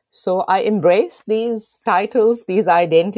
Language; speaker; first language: English; non-native, local second language; Urdu